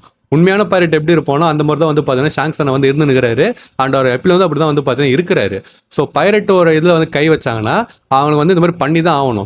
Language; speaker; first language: Tamil; native; Tamil